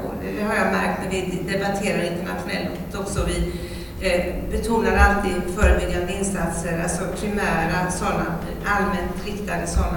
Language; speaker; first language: Swedish; native; Swedish